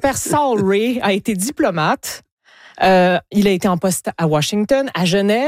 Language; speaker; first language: French; native; French